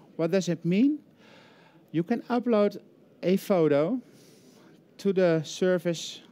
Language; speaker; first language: English; non-native, fluent; Dutch